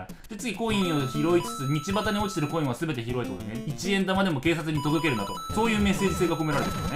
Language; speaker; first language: Japanese; native; Japanese